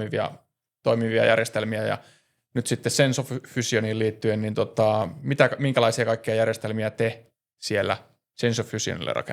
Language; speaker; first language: Finnish; native; Finnish